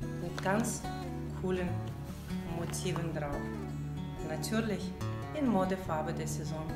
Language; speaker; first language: German; non-native, fluent; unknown